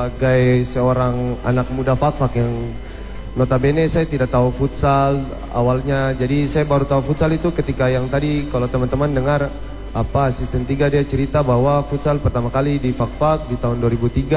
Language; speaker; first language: Indonesian; native; Indonesian